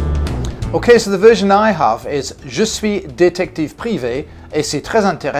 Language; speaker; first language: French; non-native, fluent; English